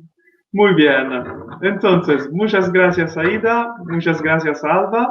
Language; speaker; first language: Spanish; non-native, fluent; Italian